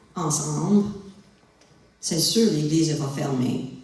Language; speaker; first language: French; non-native, learner; English